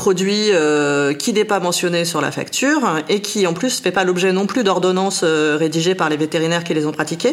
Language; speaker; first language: French; native; French